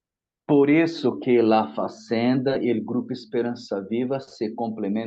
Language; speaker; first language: Spanish; non-native, fluent; Portuguese